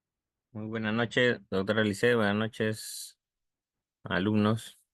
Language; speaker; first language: Spanish; native; Spanish